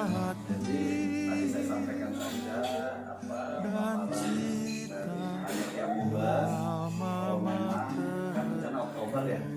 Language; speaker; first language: Indonesian; native; Indonesian